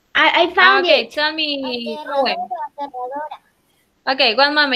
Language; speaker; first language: English; non-native, learner; Spanish